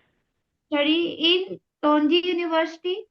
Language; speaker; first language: English; non-native, learner; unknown